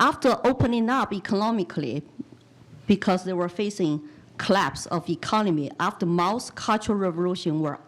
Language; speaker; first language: English; non-native, fluent; Chinese